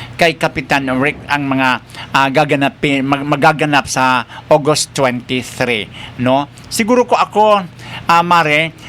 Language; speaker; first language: Filipino; non-native, local second language; Bikol